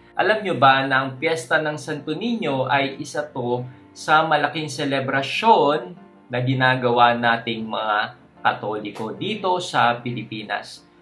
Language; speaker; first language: Filipino; native; Filipino